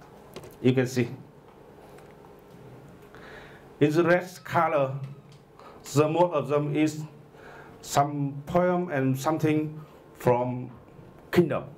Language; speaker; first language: English; non-native, learner; Vietnamese